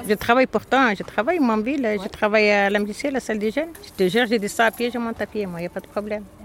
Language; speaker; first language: French; native; French